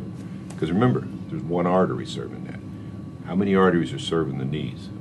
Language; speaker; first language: English; native; English